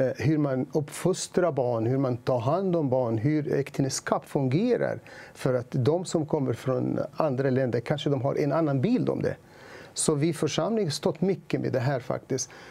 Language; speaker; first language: Swedish; non-native, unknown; Arabic